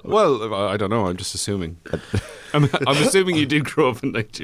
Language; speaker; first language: English; native; English